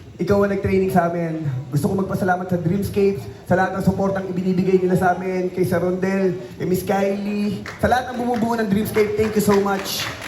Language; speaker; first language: Filipino; native; Filipino